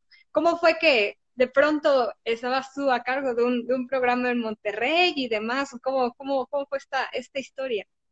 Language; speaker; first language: Spanish; native; Spanish